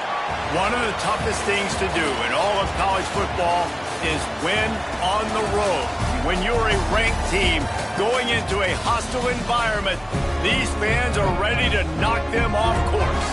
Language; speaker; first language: English; native; English